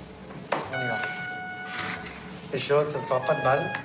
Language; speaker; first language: French; native; French